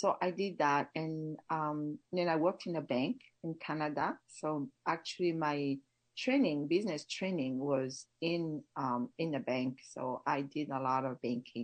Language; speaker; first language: English; non-native, local second language; Kinyarwanda